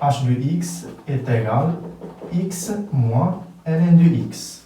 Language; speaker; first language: French; non-native, local second language; Arabic